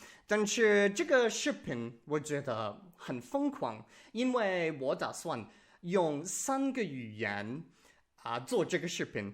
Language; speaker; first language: Chinese; non-native, learner; English